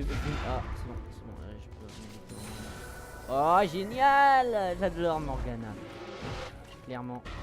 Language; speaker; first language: French; native; French